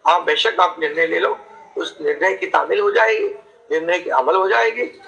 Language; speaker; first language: Hindi; non-native, local second language; Marathi